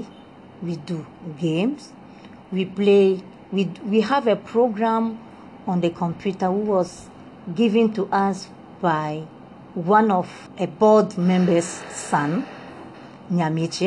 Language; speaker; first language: English; non-native, fluent; Lingala